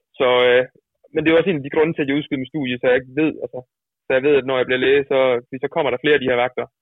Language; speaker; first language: Danish; early bilingual, other home language; Dutch